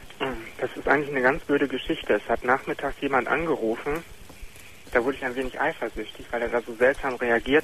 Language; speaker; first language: German; native; German